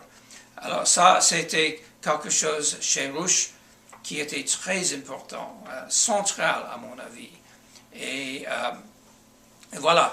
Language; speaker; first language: French; non-native, fluent; English